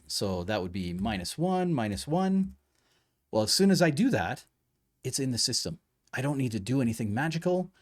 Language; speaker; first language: English; native; English